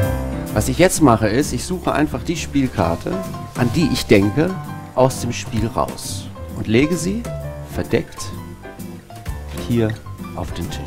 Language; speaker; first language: German; native; German